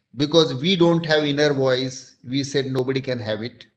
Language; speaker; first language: English; non-native, local second language; Marathi